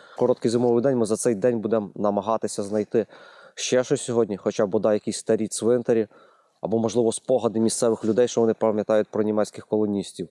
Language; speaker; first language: Ukrainian; native; Ukrainian